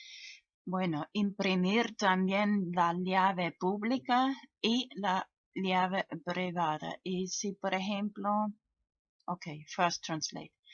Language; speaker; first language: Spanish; non-native, fluent; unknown